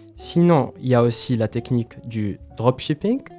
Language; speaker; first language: French; non-native, local second language; Arabic